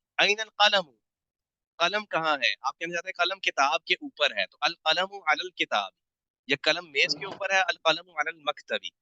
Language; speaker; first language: Urdu; native; Urdu